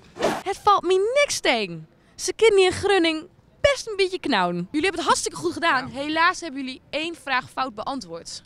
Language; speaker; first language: Dutch; native; Dutch